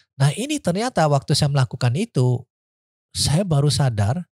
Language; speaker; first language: Indonesian; early bilingual, heritage; Indonesian